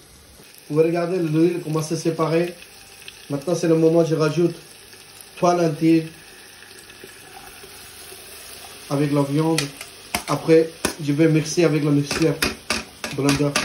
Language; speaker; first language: French; non-native, learner; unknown